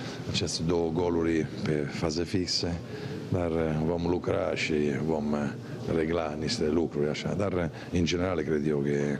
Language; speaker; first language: Romanian; non-native, fluent; Italian